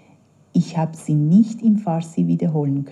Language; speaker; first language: German; non-native, fluent; Persian